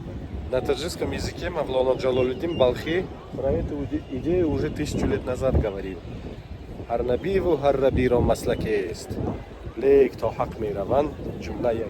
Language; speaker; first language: Russian; non-native, fluent; Tajik